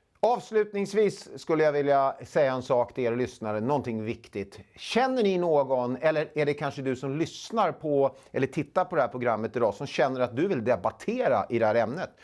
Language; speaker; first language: Swedish; native; Swedish